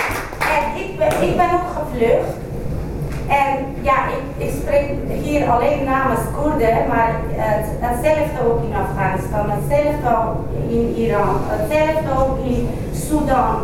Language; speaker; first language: Dutch; non-native, fluent; Kurdish